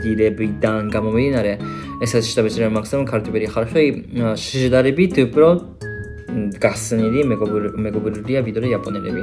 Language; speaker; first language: Georgian; non-native, fluent; Japanese